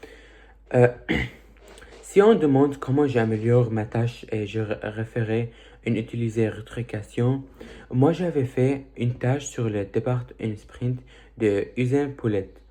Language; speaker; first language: French; early bilingual, other home language; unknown